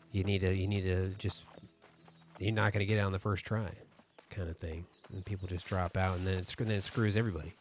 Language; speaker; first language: English; native; English